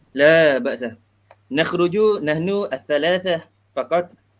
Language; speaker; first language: Arabic; non-native, learner; Malay